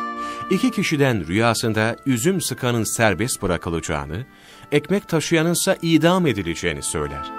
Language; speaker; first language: Turkish; native; Turkish